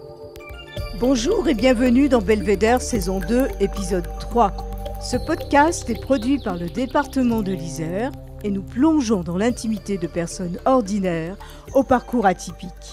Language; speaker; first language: French; native; French